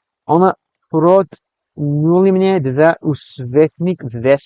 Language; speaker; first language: Russian; non-native, learner; English